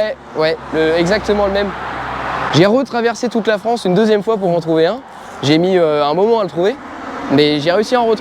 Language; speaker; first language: French; native; French